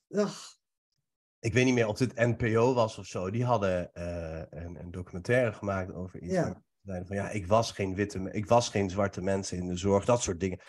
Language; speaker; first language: Dutch; early bilingual, other home language; Persian